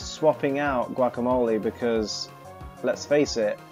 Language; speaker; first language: English; native; English